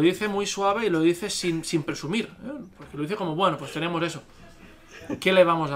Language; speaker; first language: Spanish; native; Spanish